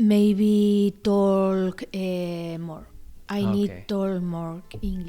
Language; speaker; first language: English; non-native, learner; Spanish